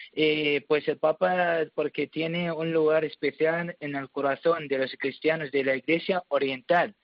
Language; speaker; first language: Spanish; non-native, learner; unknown